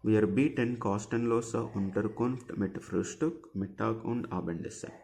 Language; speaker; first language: German; non-native, fluent; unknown